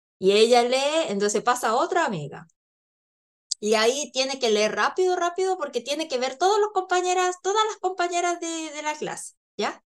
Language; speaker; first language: Spanish; non-native, fluent; Korean